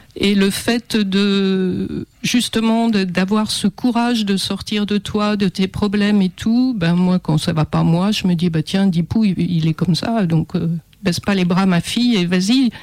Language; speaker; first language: French; native; French